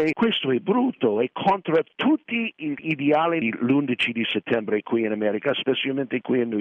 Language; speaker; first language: Italian; non-native, fluent; English